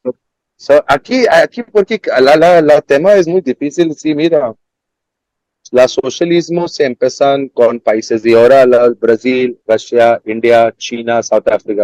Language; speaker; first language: Spanish; non-native, learner; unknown